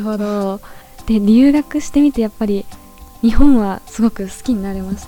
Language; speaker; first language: Japanese; native; Japanese